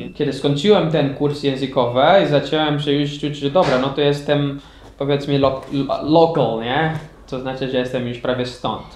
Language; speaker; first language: Polish; non-native, fluent; Portuguese